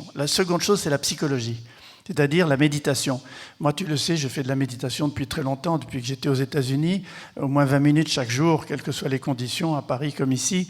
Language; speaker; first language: French; native; French